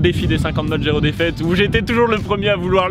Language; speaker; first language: French; native; French